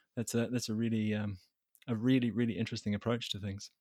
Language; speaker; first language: English; native; English